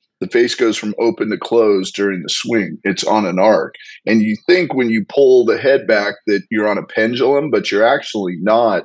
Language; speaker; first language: English; native; English